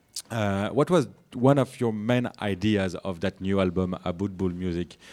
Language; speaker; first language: English; non-native, fluent; French